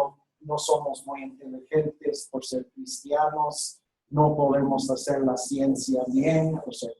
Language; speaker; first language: Spanish; non-native, fluent; English